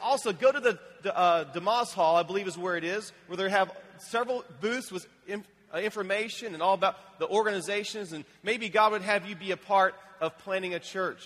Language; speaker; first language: English; native; English